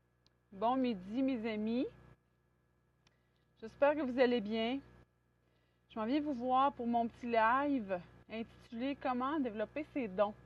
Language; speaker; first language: French; native; French